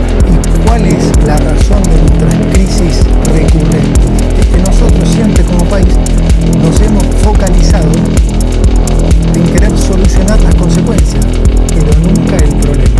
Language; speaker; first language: Spanish; native; Spanish